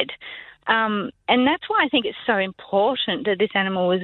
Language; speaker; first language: English; native; English